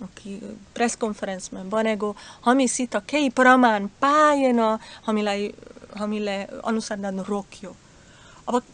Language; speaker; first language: Nepali; non-native, learner; Slovak